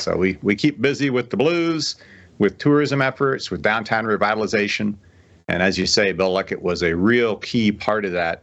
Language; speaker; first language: English; native; English